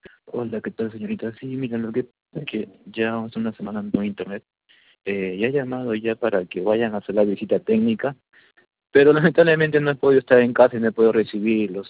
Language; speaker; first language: Spanish; native; Spanish